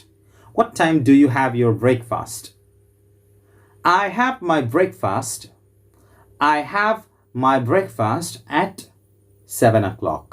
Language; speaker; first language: English; non-native, local second language; Malayalam